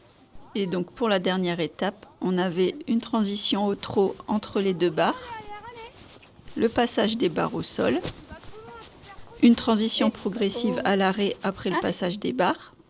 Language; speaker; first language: French; native; French